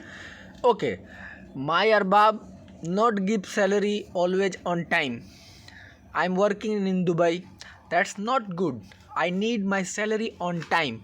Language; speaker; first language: English; non-native, learner; Hindi